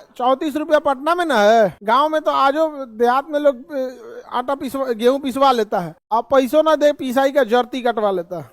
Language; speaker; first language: Hindi; native; Hindi